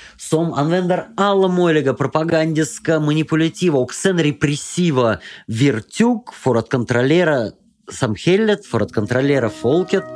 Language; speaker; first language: Swedish; non-native, fluent; Russian